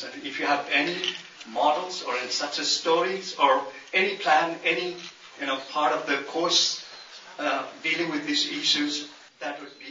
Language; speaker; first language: English; non-native, local second language; Nepali